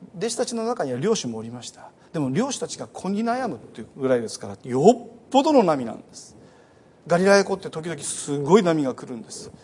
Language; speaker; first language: Japanese; native; Japanese